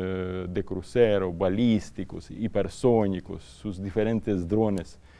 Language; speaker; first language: Spanish; non-native, fluent; Ukrainian